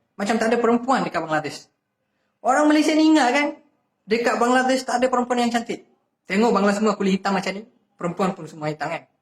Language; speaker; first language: Malay; non-native, fluent; Bangla